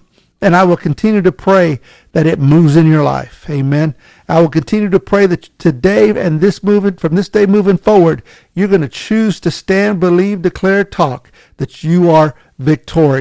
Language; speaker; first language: English; native; English